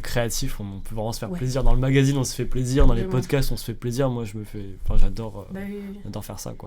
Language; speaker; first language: French; native; French